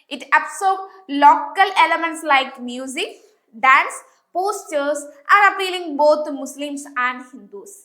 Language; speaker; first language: English; non-native, local second language; Malayalam